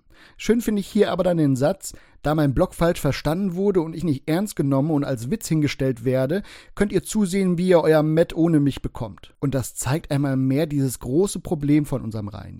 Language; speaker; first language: German; native; German